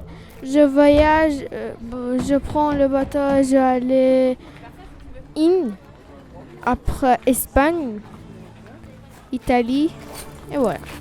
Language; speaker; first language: French; non-native, learner; Azerbaijani